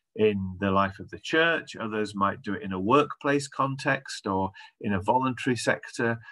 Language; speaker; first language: English; native; English